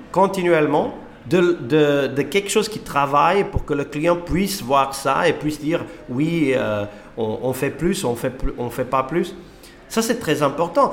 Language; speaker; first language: French; non-native, fluent; Portuguese